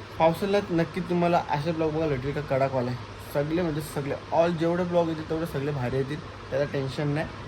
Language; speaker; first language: Marathi; native; Marathi